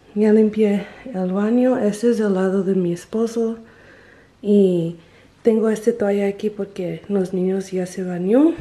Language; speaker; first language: Spanish; early bilingual, heritage; Spanish